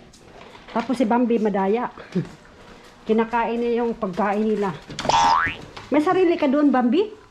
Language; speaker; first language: Filipino; non-native, local second language; Cebuano